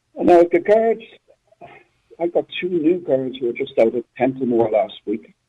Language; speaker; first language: English; native; English